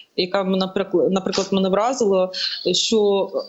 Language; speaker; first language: Ukrainian; native; Ukrainian